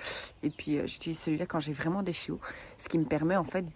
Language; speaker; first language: French; native; French